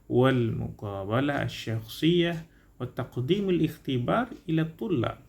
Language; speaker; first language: Arabic; non-native, learner; Indonesian